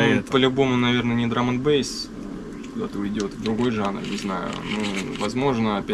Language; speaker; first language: Russian; native; Russian